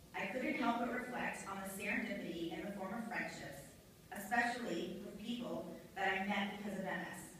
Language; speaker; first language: English; native; English